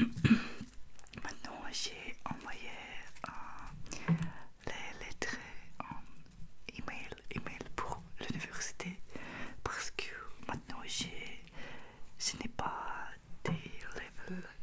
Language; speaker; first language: French; non-native, learner; Russian